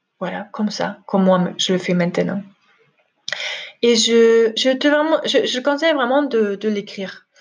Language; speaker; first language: French; non-native, fluent; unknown